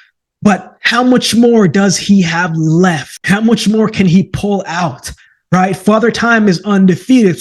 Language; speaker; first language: English; native; English